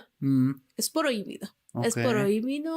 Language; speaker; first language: Spanish; non-native, fluent; Persian